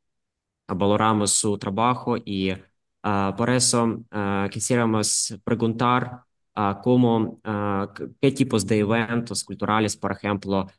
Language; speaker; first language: Spanish; non-native, fluent; Ukrainian